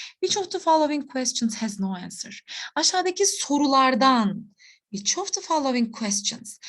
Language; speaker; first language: English; non-native, fluent; Turkish